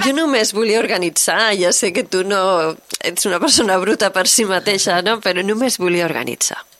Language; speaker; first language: Catalan; native; Catalan